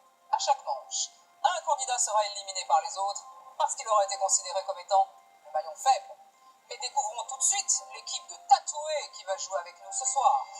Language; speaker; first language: French; native; French